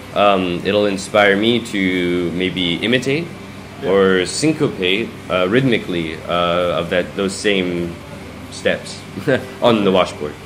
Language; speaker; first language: English; native; English